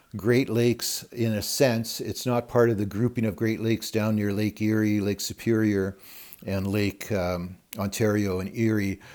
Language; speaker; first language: English; native; English